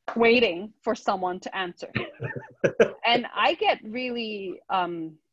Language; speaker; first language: English; non-native, local second language; Chinese